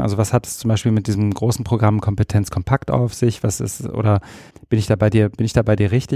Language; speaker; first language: German; native; German